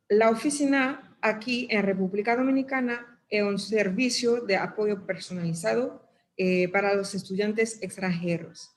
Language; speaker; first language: Spanish; non-native, fluent; French